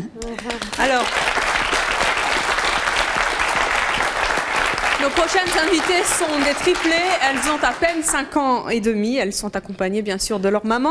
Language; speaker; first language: French; native; French